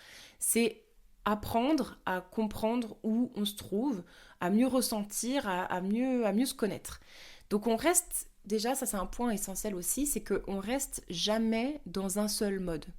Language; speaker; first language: French; native; French